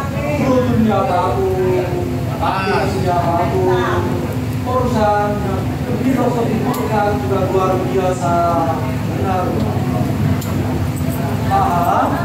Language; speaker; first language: Indonesian; non-native, learner; Korean